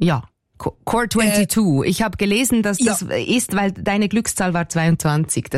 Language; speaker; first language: German; native; German